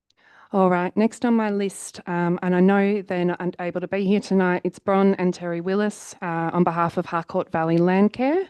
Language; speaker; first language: English; native; English